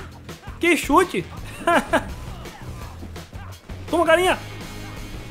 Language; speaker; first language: Portuguese; native; Portuguese